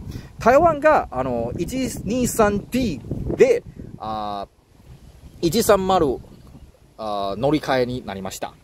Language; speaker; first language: Japanese; non-native, learner; Chinese